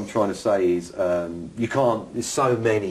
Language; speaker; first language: English; native; English